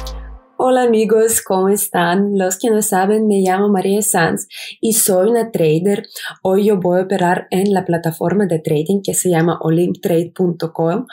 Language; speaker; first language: Spanish; non-native, fluent; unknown